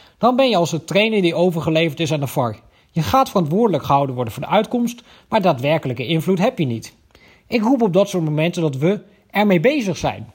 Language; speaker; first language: Dutch; native; Dutch